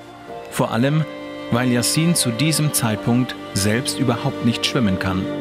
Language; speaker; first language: German; native; German